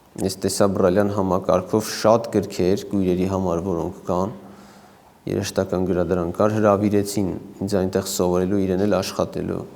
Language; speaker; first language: Armenian; native; Armenian